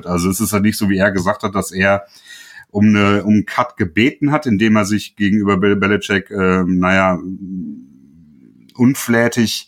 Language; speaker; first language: German; native; German